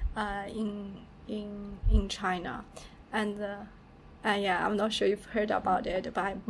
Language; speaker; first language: English; non-native, fluent; Chinese